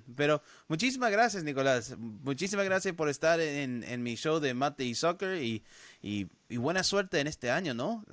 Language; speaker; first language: Spanish; early bilingual, heritage; Spanish